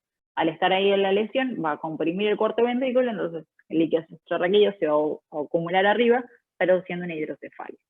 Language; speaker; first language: Spanish; native; Spanish